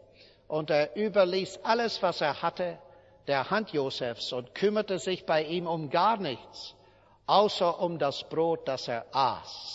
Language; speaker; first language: German; non-native, fluent; English